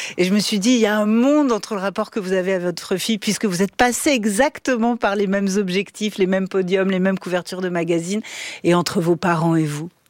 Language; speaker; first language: French; native; French